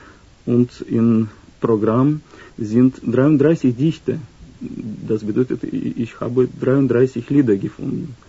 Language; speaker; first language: German; non-native, learner; Russian